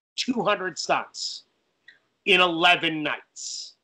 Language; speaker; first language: English; native; English